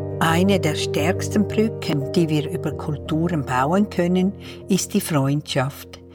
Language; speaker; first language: German; native; German